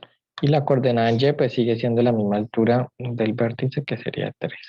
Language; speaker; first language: Spanish; native; Spanish